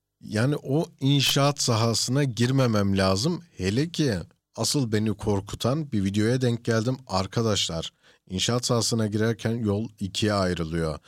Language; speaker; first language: Turkish; early bilingual, heritage; Turkish